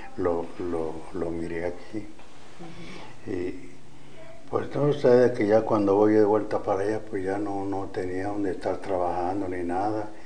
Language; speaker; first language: Spanish; native; Spanish